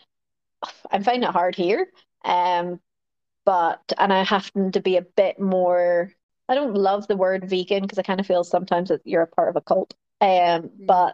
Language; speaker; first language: English; native; English